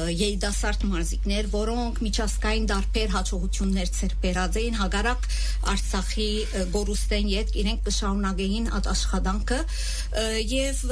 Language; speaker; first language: Armenian; native; Armenian